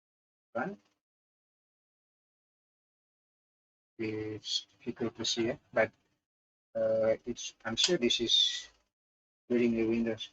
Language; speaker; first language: English; non-native, learner; Indonesian